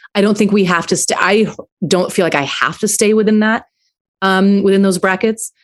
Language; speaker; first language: English; native; English